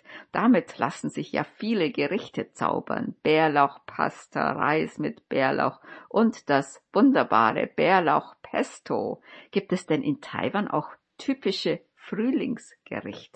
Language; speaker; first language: German; native; German